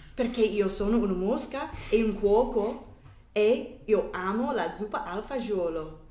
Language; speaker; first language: Italian; non-native, learner; English